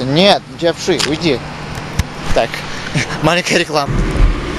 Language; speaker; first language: Russian; early bilingual, heritage; Russian